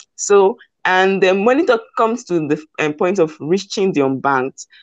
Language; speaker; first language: English; non-native, local second language; Igbo